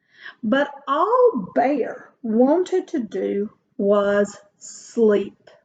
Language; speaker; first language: English; native; English